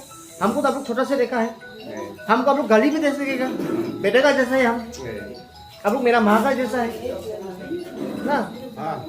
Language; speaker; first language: Hindi; non-native, local second language; Garo